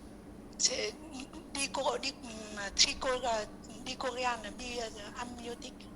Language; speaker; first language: French; non-native, learner; Vietnamese